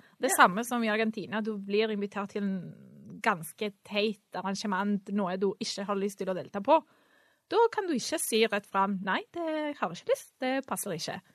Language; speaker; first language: Norwegian; non-native, fluent; Spanish